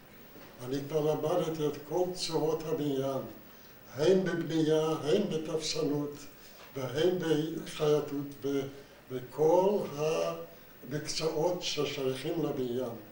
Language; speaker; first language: Hebrew; non-native, fluent; Yiddish